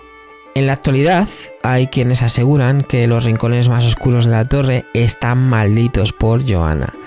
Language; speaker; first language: Spanish; native; Spanish